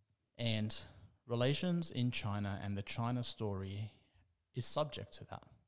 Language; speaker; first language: English; native; English